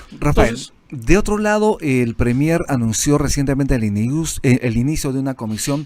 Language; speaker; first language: Spanish; native; Spanish